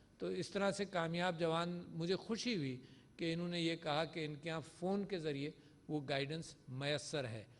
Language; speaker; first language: Urdu; native; Urdu